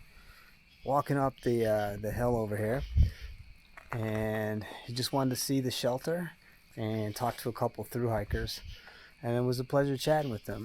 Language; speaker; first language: English; native; English